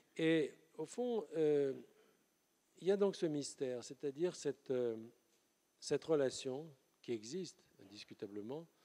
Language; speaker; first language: French; native; French